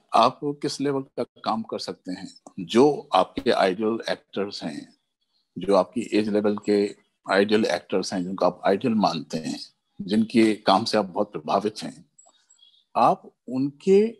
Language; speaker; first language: Hindi; early bilingual, other home language; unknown